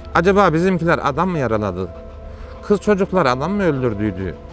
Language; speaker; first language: Turkish; native; Turkish